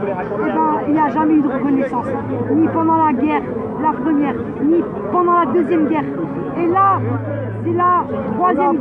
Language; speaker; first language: French; native; French